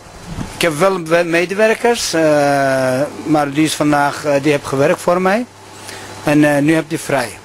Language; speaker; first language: Dutch; non-native, local second language; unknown